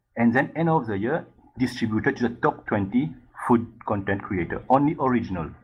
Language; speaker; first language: English; non-native, fluent; Morisyen